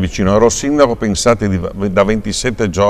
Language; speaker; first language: Italian; native; Italian